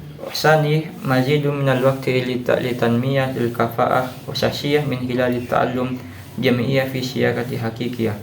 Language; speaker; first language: Arabic; non-native, learner; Indonesian